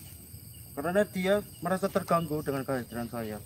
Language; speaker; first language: Indonesian; non-native, local second language; Javanese